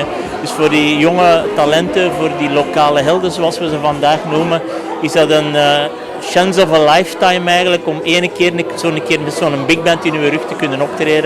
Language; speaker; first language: Dutch; native; Dutch